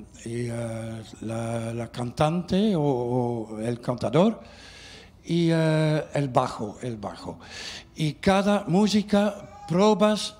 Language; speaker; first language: Spanish; non-native, learner; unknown